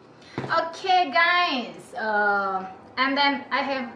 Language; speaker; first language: English; non-native, learner; Indonesian